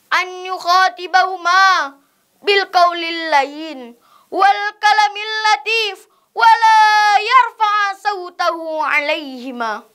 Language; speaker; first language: Arabic; non-native, learner; Indonesian